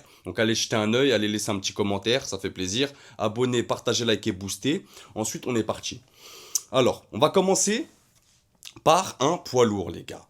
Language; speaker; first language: French; native; French